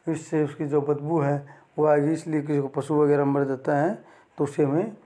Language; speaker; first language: Hindi; native; Hindi